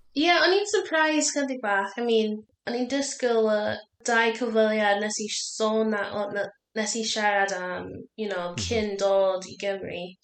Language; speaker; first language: Welsh; non-native, learner; English